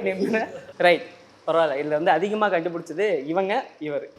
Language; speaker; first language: Tamil; native; Tamil